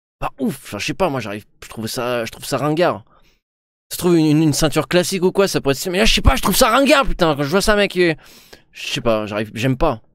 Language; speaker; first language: French; native; French